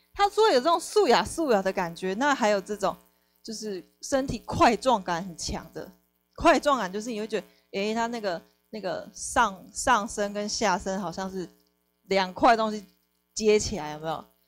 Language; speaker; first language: Chinese; native; Chinese